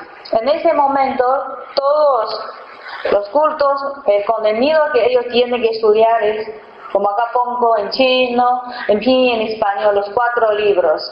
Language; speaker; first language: Spanish; non-native, fluent; Chinese